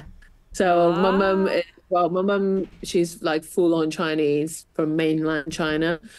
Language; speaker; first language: English; non-native, fluent; Portuguese